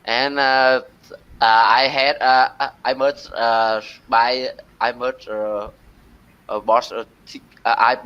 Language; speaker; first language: English; non-native, learner; Vietnamese